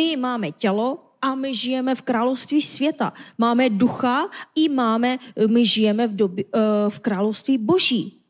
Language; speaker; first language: Czech; non-native, fluent; Korean